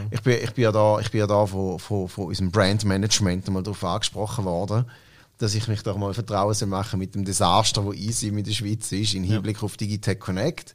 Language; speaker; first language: German; native; German